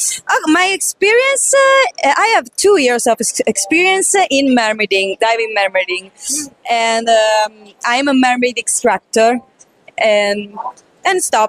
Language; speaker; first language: English; non-native, fluent; Italian